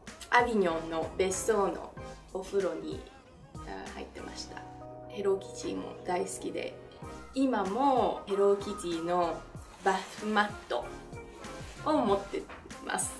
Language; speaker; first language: Japanese; early bilingual, other home language; French